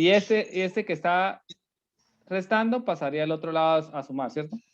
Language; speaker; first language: Spanish; native; Spanish